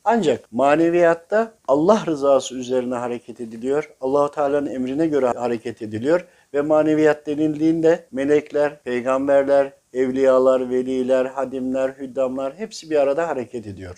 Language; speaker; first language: Turkish; native; Turkish